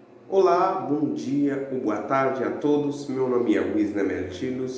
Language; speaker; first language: Portuguese; non-native, fluent; Haitian Creole